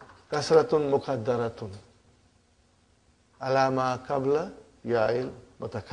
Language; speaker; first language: Arabic; non-native, fluent; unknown